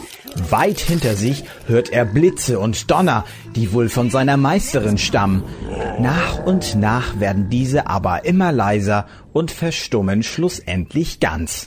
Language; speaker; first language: German; native; German